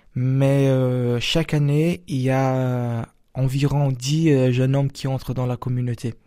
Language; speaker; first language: French; non-native, fluent; Portuguese